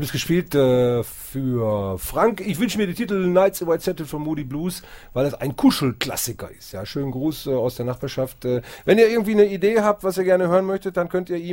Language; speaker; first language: German; native; German